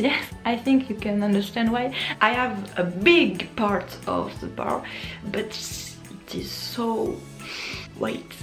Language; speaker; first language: English; non-native, learner; French